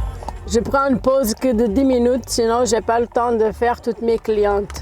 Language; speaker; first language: French; non-native, fluent; Portuguese